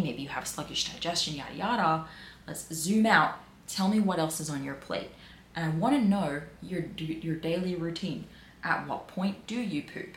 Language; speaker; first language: English; native; English